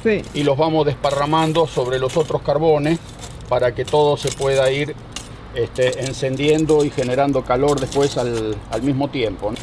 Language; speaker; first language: Spanish; native; Spanish